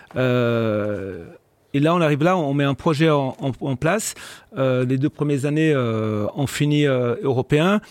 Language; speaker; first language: French; non-native, fluent; Portuguese